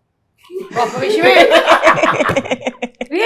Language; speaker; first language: Telugu; native; Telugu